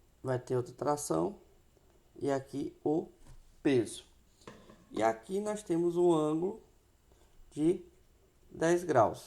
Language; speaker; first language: Portuguese; native; Portuguese